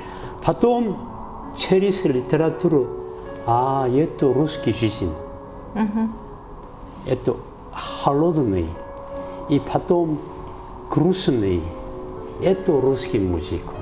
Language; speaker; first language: Russian; non-native, learner; Korean